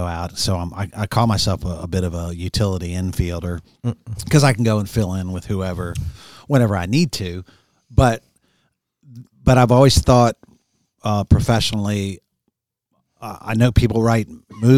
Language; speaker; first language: English; native; English